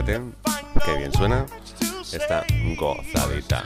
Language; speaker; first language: Spanish; native; Spanish